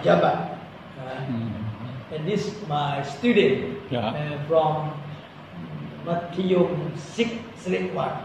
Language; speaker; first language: English; non-native, learner; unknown